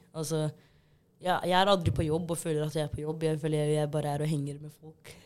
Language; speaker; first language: Norwegian; early bilingual, other home language; Somali